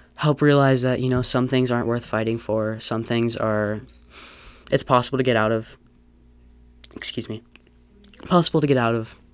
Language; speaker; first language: English; native; English